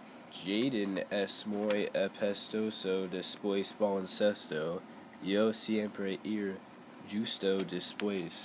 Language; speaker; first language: Spanish; non-native, learner; English